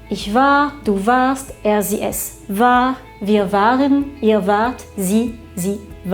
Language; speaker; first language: German; non-native, fluent; French